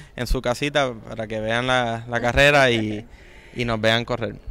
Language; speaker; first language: Spanish; native; Spanish